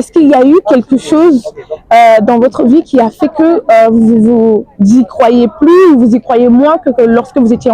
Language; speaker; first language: French; native; French